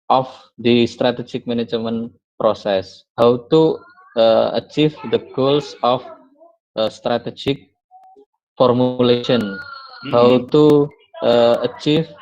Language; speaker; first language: English; non-native, learner; Indonesian